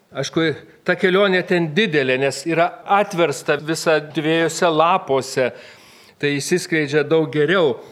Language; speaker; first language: Lithuanian; native; Lithuanian